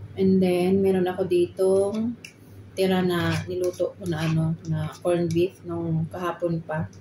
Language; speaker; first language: Filipino; non-native, local second language; Bikol